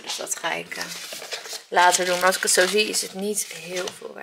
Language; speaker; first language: Dutch; native; Dutch